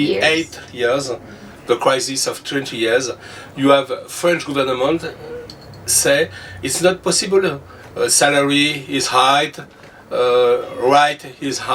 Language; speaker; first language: English; non-native, learner; French